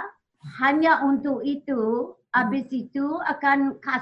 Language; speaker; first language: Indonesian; non-native, learner; English